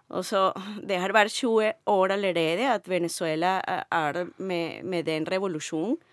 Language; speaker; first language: Norwegian; non-native, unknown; Spanish